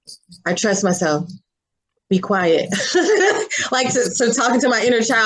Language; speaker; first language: English; native; English